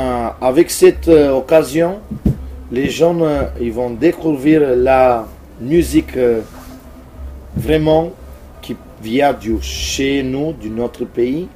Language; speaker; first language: French; non-native, fluent; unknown